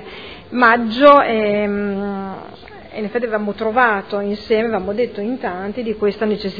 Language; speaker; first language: Italian; native; Italian